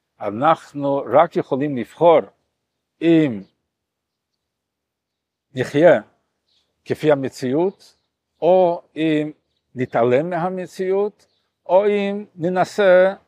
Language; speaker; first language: Hebrew; non-native, fluent; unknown